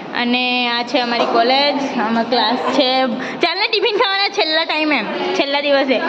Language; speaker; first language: Gujarati; native; Gujarati